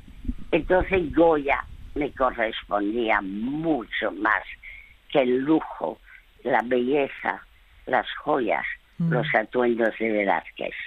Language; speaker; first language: Spanish; early bilingual, other home language; French